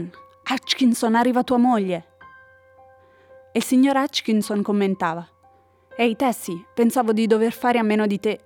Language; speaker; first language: Italian; native; Italian